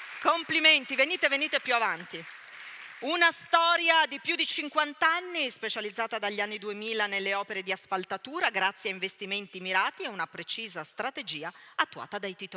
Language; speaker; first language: Italian; native; Italian